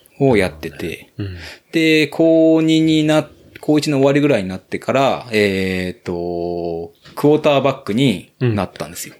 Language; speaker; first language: Japanese; native; Japanese